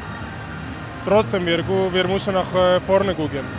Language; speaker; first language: German; non-native, learner; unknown